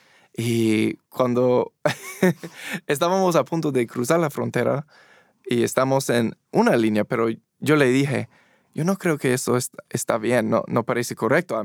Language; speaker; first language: Spanish; non-native, fluent; English